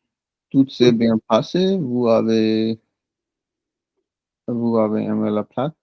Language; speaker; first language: French; non-native, learner; Punjabi